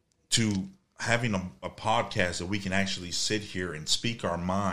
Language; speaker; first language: English; early bilingual, other home language; Spanish